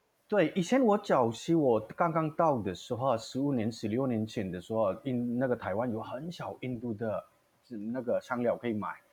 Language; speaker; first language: Chinese; non-native, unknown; Manipuri